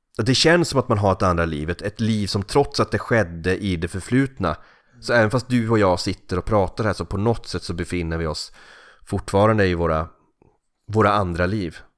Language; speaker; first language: Swedish; native; Swedish